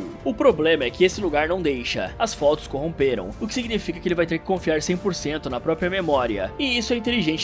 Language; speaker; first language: Portuguese; native; Portuguese